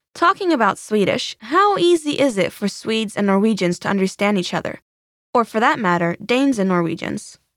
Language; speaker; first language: English; non-native, fluent; Swedish